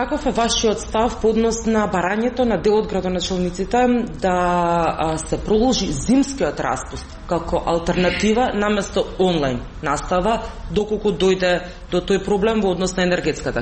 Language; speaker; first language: Macedonian; native; Macedonian